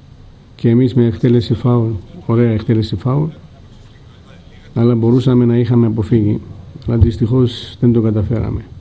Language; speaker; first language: Greek; non-native, fluent; Georgian